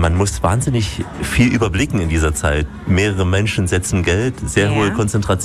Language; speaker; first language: German; native; German